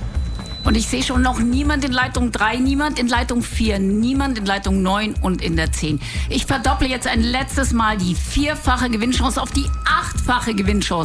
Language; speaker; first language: German; native; German